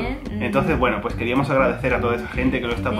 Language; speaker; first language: Spanish; native; Spanish